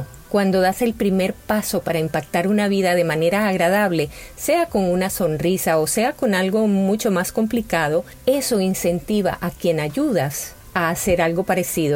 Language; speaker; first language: Spanish; native; Spanish